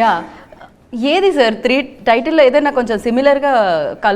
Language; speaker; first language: Telugu; native; Telugu